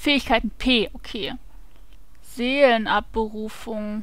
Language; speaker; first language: German; native; German